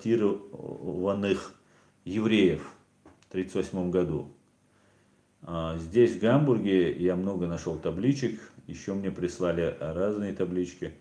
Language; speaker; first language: Russian; non-native, local second language; Chechen